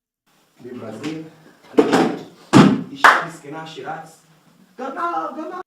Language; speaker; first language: Hebrew; non-native, learner; Portuguese